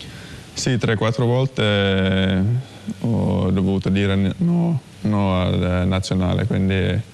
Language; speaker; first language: Italian; non-native, fluent; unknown